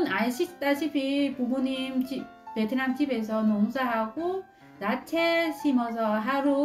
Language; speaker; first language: Korean; non-native, local second language; Vietnamese